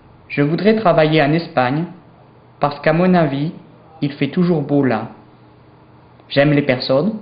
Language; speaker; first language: French; non-native, learner; English